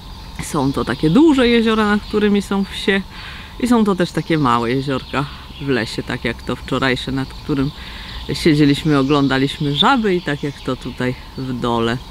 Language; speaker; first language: Polish; native; Polish